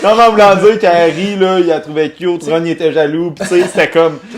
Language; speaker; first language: French; native; French